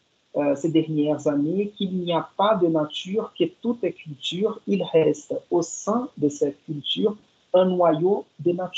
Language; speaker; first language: French; non-native, fluent; Portuguese